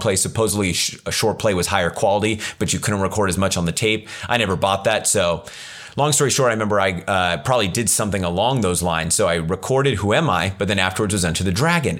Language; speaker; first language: English; native; English